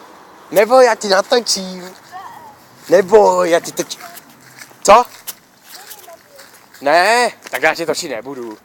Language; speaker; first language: Czech; native; Czech